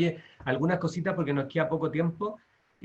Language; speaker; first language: Spanish; native; Spanish